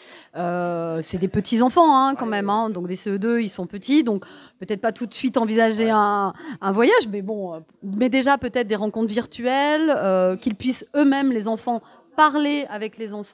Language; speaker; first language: French; native; French